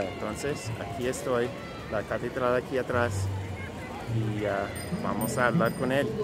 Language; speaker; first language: Spanish; non-native, fluent; English